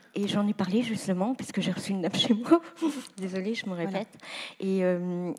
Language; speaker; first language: French; native; French